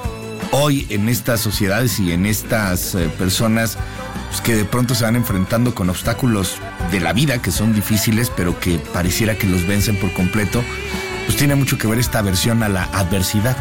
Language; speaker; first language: Spanish; native; Spanish